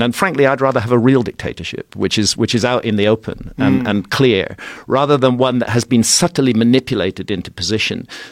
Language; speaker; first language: English; native; English